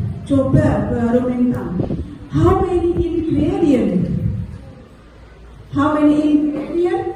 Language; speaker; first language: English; non-native, learner; Indonesian